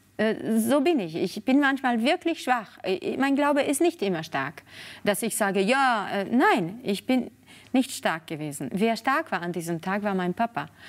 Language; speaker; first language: German; non-native, fluent; Spanish